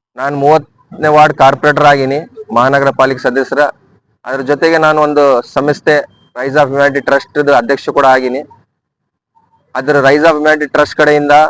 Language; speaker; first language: Kannada; non-native, local second language; Urdu